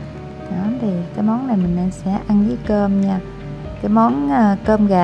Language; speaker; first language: Vietnamese; native; Vietnamese